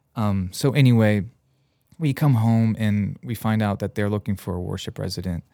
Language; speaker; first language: English; native; English